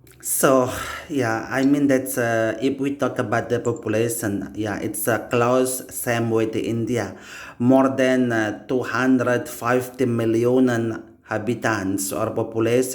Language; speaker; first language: English; non-native, learner; Indonesian